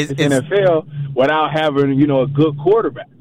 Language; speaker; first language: English; native; English